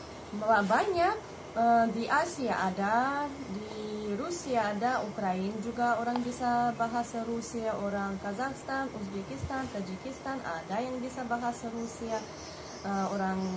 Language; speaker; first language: Indonesian; non-native, fluent; Russian